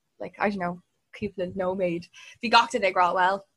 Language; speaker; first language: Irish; non-native, local second language; English